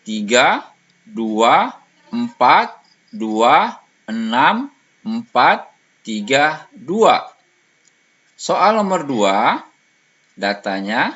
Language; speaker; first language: Indonesian; native; Indonesian